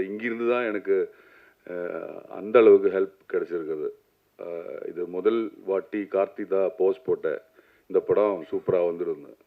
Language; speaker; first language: Tamil; non-native, learner; Malayalam